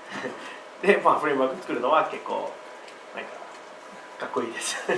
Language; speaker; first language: Japanese; non-native, learner; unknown